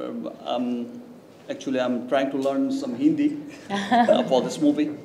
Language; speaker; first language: English; non-native, learner; Bangla